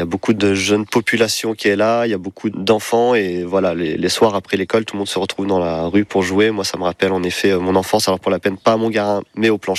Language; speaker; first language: French; native; French